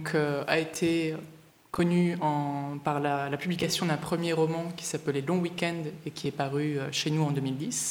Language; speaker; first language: French; native; French